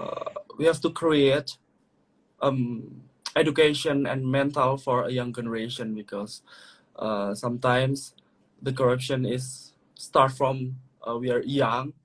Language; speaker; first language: English; non-native, learner; Indonesian